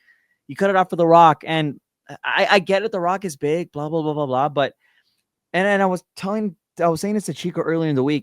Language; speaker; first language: English; native; English